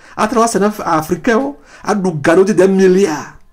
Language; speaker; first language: English; non-native, fluent; Ewe